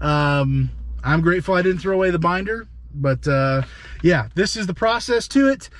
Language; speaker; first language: English; native; English